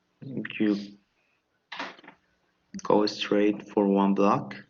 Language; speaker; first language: English; non-native, learner; Spanish